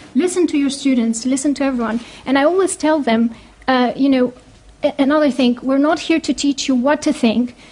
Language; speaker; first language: English; non-native, fluent; Greek